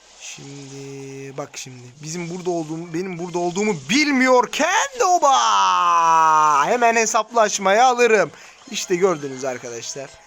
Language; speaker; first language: Turkish; native; Turkish